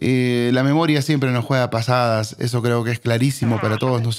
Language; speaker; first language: Spanish; native; Spanish